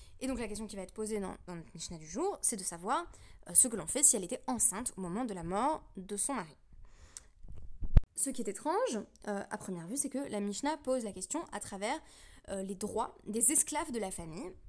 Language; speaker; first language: French; native; French